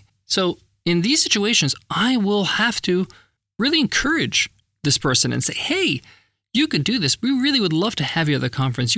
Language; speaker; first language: English; native; English